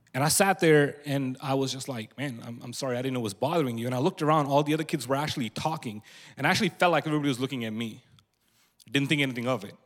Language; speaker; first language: English; non-native, local second language; Punjabi